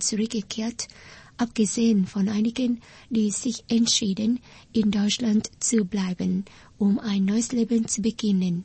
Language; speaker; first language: German; non-native, fluent; Vietnamese